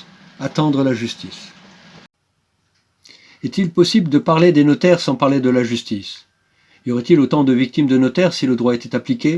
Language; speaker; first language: French; native; French